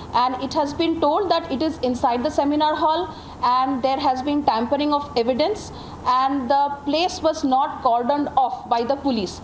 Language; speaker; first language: English; non-native, local second language; Bangla